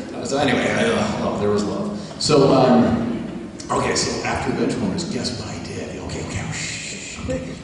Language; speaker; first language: English; native; English